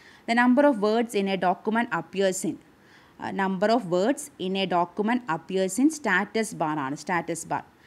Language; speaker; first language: English; non-native, local second language; Malayalam